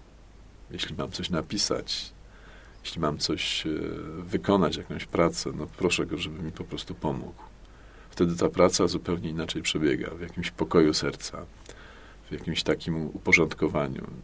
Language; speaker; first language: Polish; native; Polish